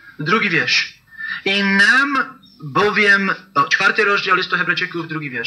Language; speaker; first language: Polish; non-native, learner; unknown